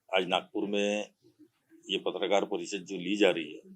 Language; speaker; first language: Hindi; non-native, local second language; Marathi